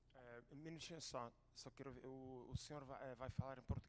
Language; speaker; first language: Portuguese; non-native, fluent; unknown